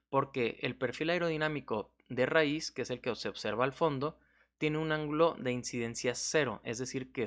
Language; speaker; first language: Spanish; native; Spanish